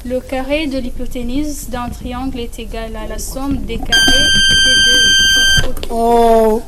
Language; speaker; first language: French; non-native, local second language; Comorian